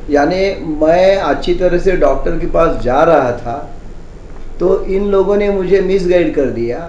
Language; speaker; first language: Hindi; non-native, local second language; Marathi